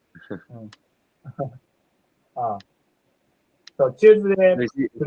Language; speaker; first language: English; non-native, learner; Japanese